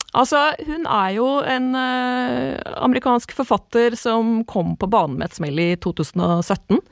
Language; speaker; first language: Norwegian; native; Norwegian